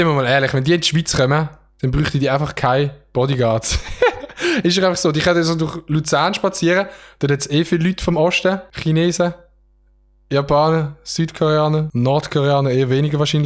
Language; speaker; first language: German; native; German